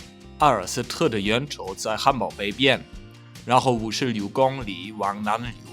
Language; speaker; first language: Chinese; non-native, fluent; German